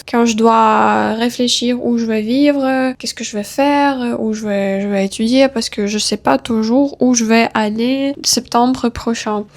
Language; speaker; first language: French; non-native, fluent; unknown